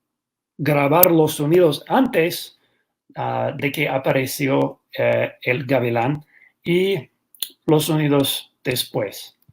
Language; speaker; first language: Spanish; non-native, fluent; English